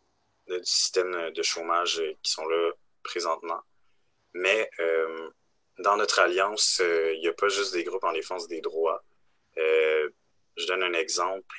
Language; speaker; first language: French; native; French